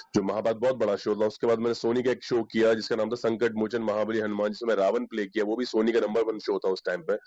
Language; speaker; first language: Hindi; native; Hindi